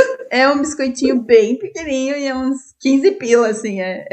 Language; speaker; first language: Portuguese; native; Portuguese